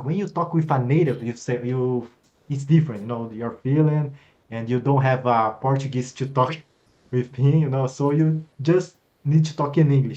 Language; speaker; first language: English; non-native, fluent; Portuguese